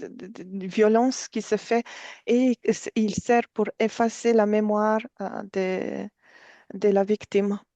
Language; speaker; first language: French; non-native, fluent; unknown